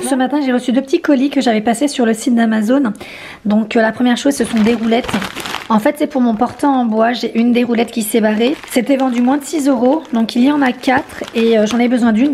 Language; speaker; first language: French; native; French